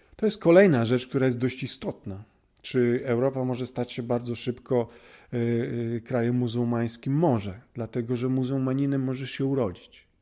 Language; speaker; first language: Polish; native; Polish